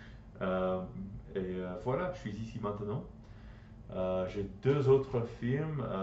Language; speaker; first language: French; non-native, learner; English